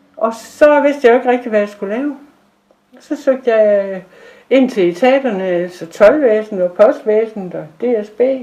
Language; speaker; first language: Danish; native; Danish